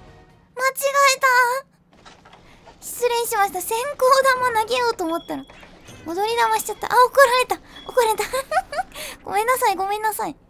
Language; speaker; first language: Japanese; native; Japanese